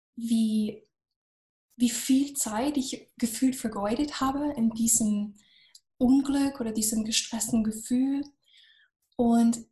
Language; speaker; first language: German; non-native, fluent; English